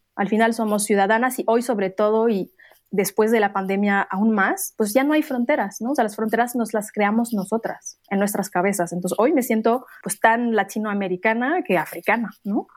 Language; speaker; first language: Spanish; non-native, fluent; Arabic